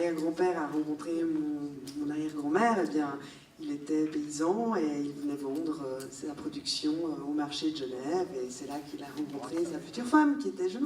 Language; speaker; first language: French; native; French